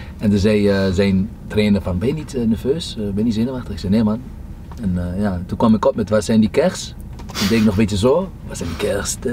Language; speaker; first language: Dutch; early bilingual, other home language; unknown